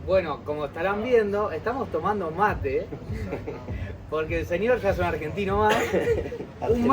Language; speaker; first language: Spanish; native; Spanish